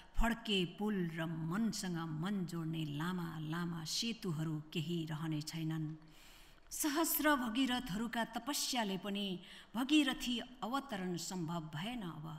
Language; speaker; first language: Nepali; native; Nepali